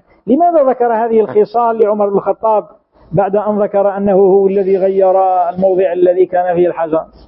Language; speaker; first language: Arabic; native; Arabic